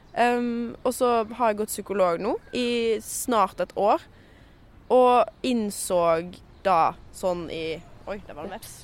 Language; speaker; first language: Norwegian; native; Norwegian